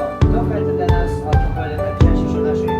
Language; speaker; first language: Russian; non-native, fluent; Georgian